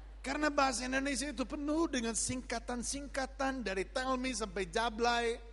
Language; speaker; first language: Indonesian; non-native, fluent; English